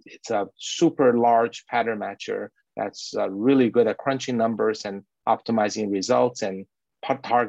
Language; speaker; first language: English; native; English